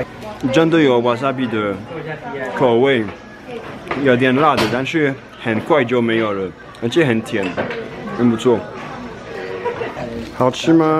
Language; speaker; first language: Chinese; non-native, fluent; French